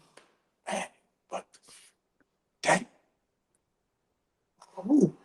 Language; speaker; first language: English; native; English